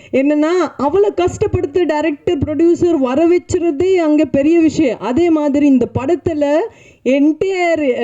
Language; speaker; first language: Tamil; non-native, fluent; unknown